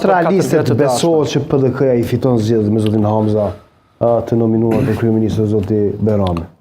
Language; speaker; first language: Albanian; native; Albanian